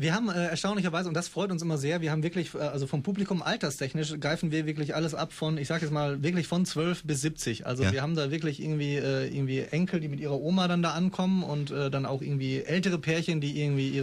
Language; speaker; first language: German; native; German